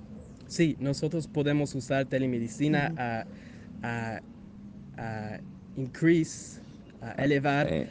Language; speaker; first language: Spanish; non-native, learner; English